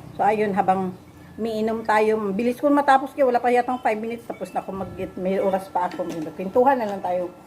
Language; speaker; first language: Filipino; non-native, local second language; Cebuano